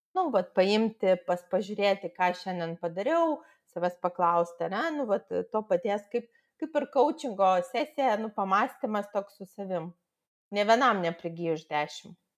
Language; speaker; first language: Lithuanian; non-native, local second language; Russian